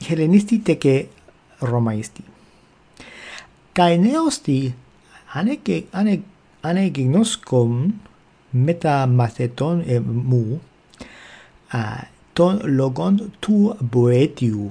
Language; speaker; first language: Greek; non-native, fluent; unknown